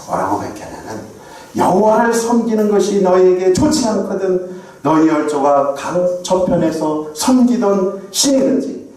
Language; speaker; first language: Korean; native; Korean